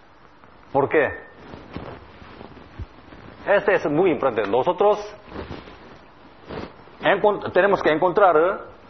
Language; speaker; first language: Spanish; non-native, learner; Korean